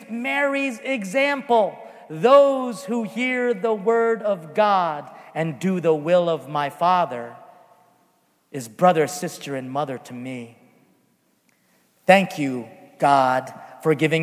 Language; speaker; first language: English; native; English